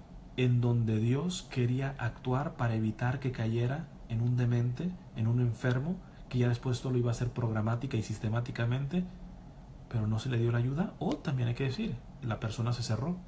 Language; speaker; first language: Spanish; native; Spanish